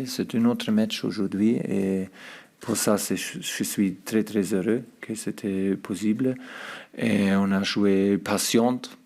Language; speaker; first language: French; non-native, fluent; German